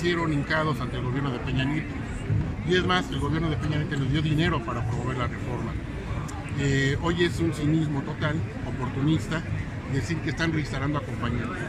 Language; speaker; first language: Spanish; native; Spanish